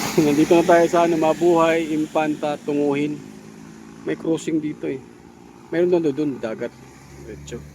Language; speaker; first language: Filipino; non-native, local second language; Cebuano